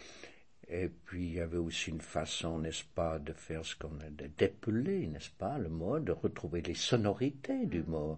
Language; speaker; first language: French; native; French